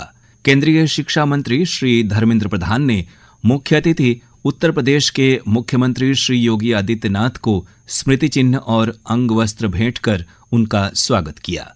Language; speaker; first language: Hindi; native; Hindi